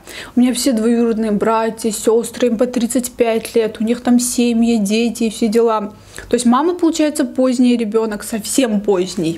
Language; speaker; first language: Russian; native; Russian